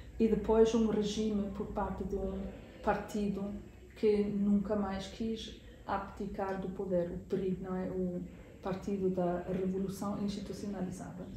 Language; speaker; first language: Portuguese; non-native, fluent; German